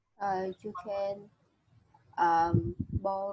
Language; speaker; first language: English; non-native, learner; Vietnamese